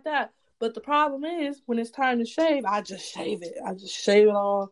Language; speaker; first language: English; native; English